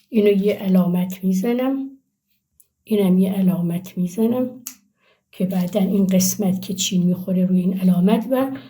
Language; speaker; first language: Persian; native; Persian